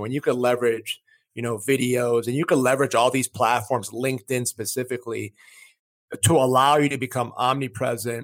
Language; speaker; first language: English; early bilingual, other home language; Greek